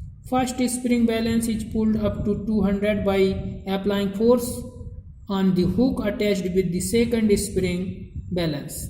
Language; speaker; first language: English; non-native, local second language; Hindi